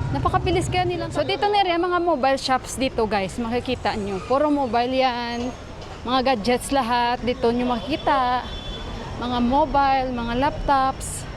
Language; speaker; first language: Filipino; native; Filipino